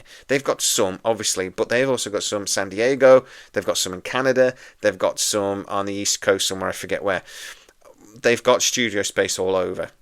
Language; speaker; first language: English; native; English